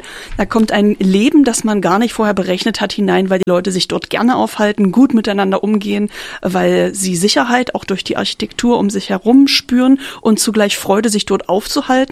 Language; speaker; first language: German; native; German